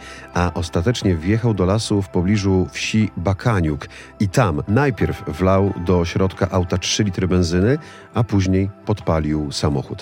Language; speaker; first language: Polish; native; Polish